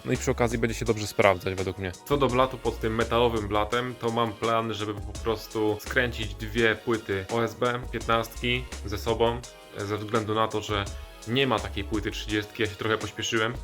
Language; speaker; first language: Polish; native; Polish